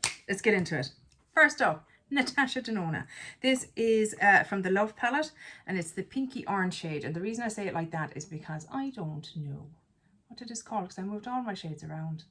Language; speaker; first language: English; native; English